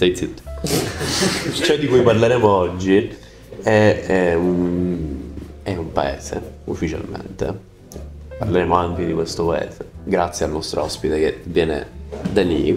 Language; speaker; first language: Italian; native; Italian